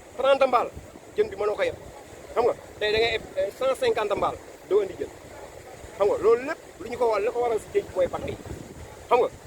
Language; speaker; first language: Wolof; native; Wolof